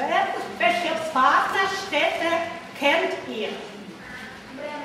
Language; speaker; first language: German; non-native, fluent; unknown